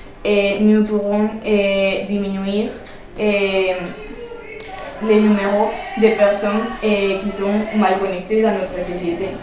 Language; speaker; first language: French; non-native, learner; Spanish